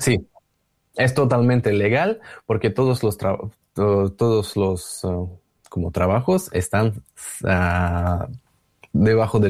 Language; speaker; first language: Spanish; non-native, learner; Russian